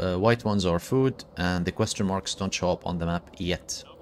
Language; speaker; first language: English; non-native, fluent; Arabic